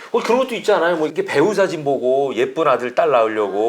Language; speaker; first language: Korean; native; Korean